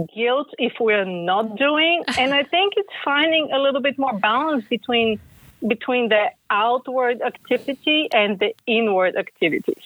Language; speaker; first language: English; non-native, fluent; Bulgarian